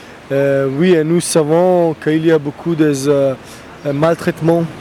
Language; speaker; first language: French; non-native, fluent; Slovenian